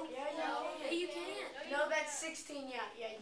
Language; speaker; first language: English; native; English